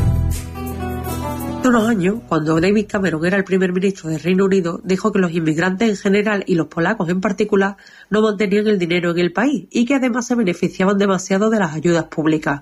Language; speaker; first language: Spanish; native; Spanish